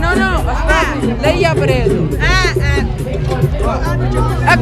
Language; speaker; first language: Italian; non-native, learner; Punjabi